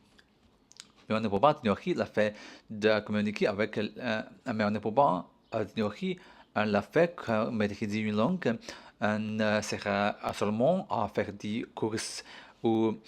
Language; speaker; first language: French; non-native, learner; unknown